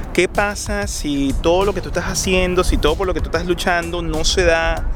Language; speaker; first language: Spanish; native; Spanish